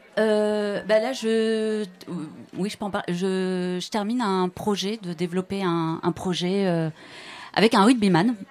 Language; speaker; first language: French; native; French